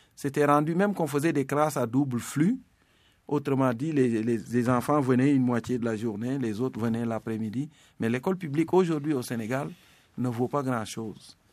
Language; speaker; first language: French; non-native, local second language; Serer